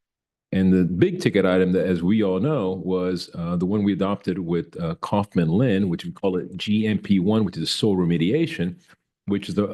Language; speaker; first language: English; native; English